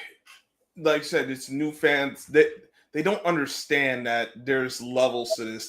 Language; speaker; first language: English; native; English